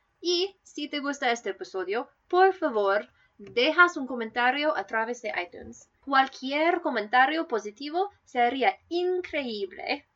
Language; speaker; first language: Spanish; non-native, learner; English